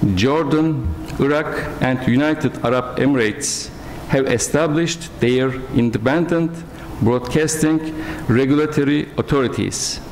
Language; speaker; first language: English; non-native, fluent; Turkish